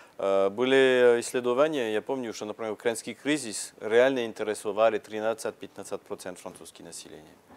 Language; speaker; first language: Russian; non-native, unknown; French